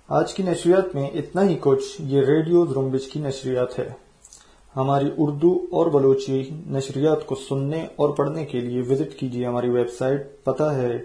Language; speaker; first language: Urdu; non-native, local second language; Baluchi